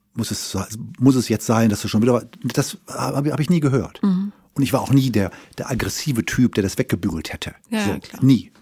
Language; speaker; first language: German; native; German